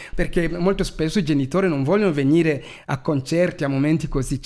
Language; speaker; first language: Italian; non-native, fluent; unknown